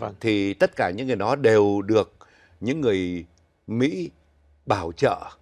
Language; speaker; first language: Vietnamese; native; Vietnamese